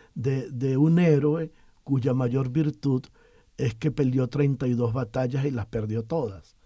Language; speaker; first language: Spanish; native; Spanish